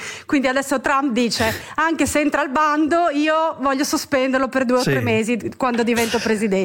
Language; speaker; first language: Italian; native; Italian